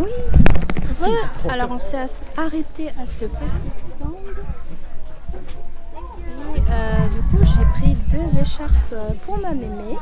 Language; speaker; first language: French; native; French